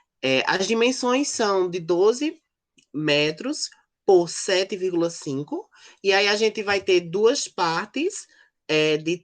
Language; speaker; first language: Portuguese; native; Portuguese